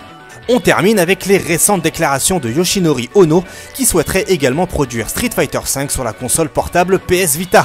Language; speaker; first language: French; native; French